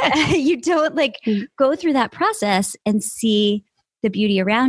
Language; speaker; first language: English; native; English